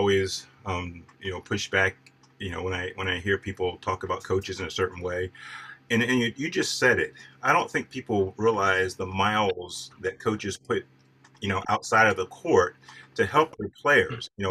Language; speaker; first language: English; native; English